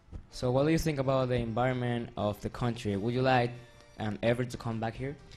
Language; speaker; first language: English; non-native, fluent; Spanish